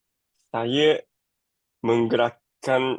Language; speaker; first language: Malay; non-native, learner; Japanese